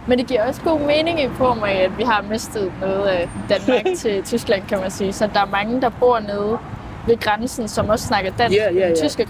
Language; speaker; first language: Danish; native; Danish